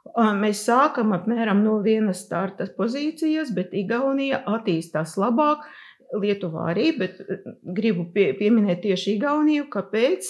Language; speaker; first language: Latvian; non-native, local second language; Russian